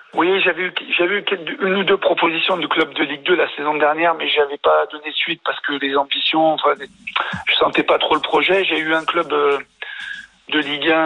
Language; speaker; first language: French; native; French